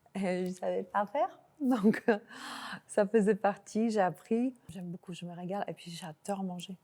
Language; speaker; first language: French; non-native, fluent; Slovak